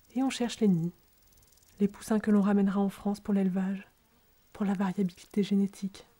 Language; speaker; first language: French; native; French